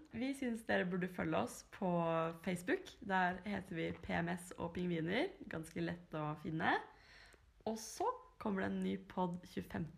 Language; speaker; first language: Norwegian; native; Norwegian